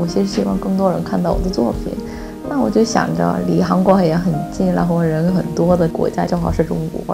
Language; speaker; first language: Chinese; non-native, fluent; Korean